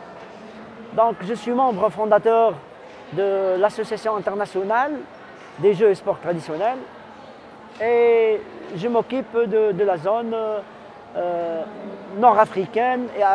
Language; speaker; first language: French; non-native, local second language; Arabic